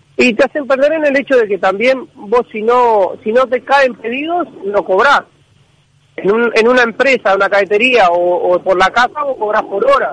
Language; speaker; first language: Spanish; native; Spanish